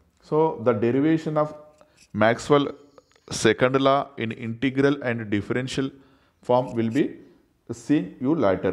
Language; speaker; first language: English; non-native, local second language; Telugu